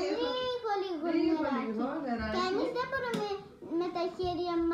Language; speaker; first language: Greek; early bilingual, heritage; Greek